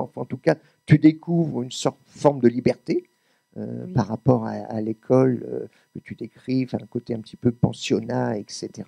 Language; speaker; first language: French; native; French